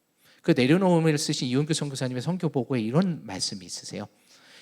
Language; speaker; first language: Korean; native; Korean